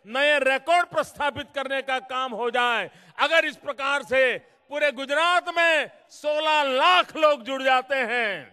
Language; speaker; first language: Hindi; non-native, local second language; Gujarati